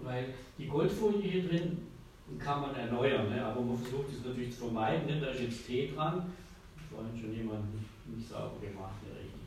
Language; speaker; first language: German; native; German